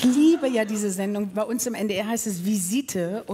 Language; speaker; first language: German; native; German